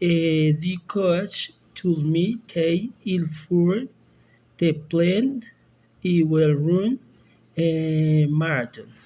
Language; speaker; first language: English; non-native, learner; Spanish